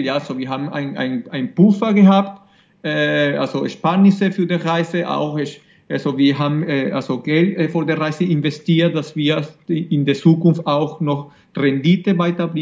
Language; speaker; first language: German; non-native, fluent; Spanish